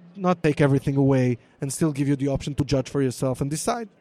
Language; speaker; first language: English; non-native, fluent; Hebrew